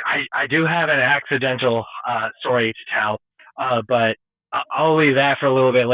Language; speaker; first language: English; native; English